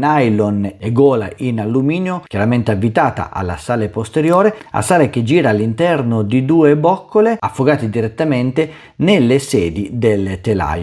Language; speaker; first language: Italian; native; Italian